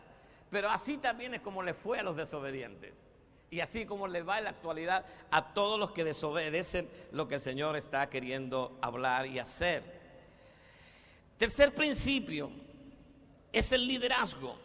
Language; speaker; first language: Spanish; native; Spanish